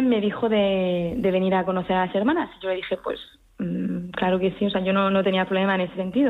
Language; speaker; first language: Spanish; early bilingual, heritage; Spanish